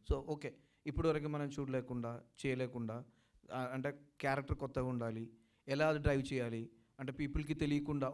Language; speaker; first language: Telugu; non-native, learner; Malayalam